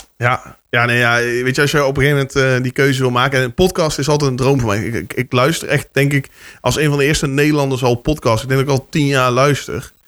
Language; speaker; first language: Dutch; native; Dutch